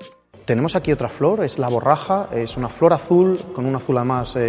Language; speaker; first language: Spanish; native; Spanish